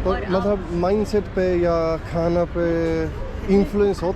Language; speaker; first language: Hindi; non-native, fluent; Italian